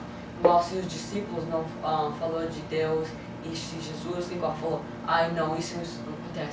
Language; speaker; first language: Portuguese; early bilingual, heritage; English